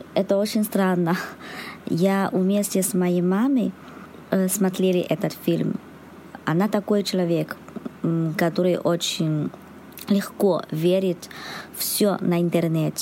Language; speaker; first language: Russian; non-native, learner; Chinese